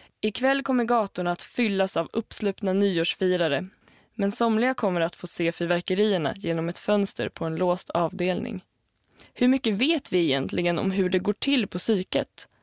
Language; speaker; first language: Swedish; native; Swedish